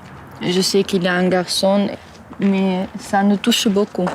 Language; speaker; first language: French; non-native, fluent; Armenian